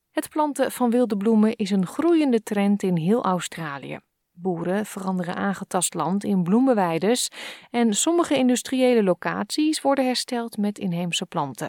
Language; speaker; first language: Dutch; native; Dutch